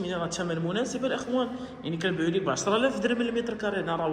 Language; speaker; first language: Arabic; native; Arabic